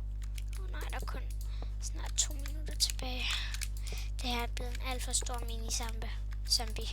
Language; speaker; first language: Danish; native; Danish